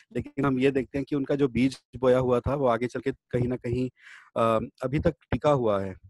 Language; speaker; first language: Hindi; native; Hindi